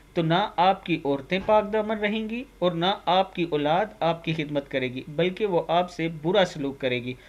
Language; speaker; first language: Urdu; non-native, local second language; Punjabi